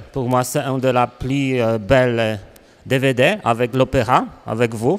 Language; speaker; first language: French; non-native, learner; Polish